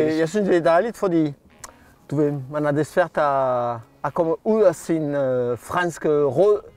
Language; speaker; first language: Danish; non-native, fluent; French